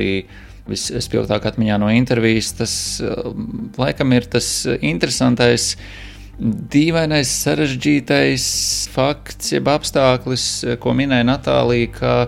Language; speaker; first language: Latvian; native; Latvian